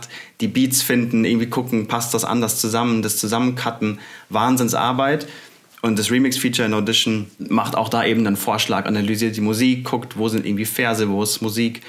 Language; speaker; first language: German; native; German